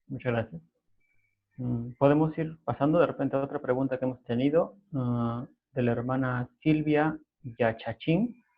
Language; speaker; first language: Spanish; native; Spanish